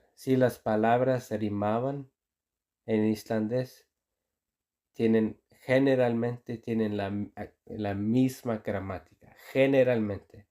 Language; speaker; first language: Spanish; non-native, fluent; Icelandic